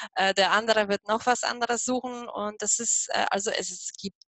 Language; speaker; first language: German; non-native, fluent; Polish